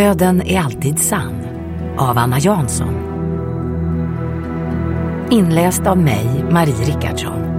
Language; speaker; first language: Swedish; native; Swedish